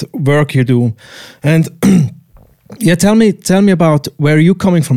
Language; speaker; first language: English; non-native, fluent; Swiss German